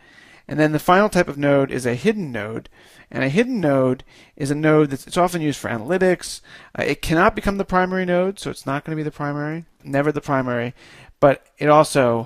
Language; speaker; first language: English; native; English